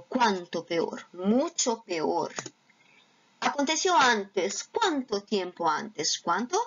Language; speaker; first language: Spanish; non-native, fluent; Portuguese